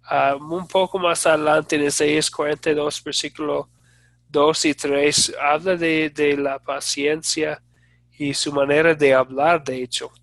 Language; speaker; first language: Spanish; non-native, fluent; English